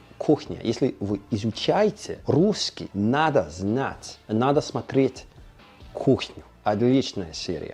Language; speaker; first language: Russian; non-native, fluent; English